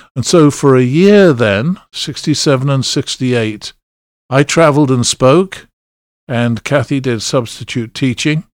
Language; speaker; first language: English; native; English